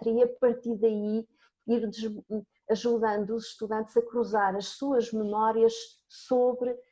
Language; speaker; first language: Portuguese; native; Portuguese